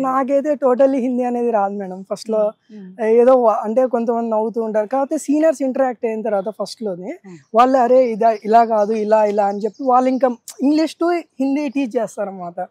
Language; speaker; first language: Telugu; native; Telugu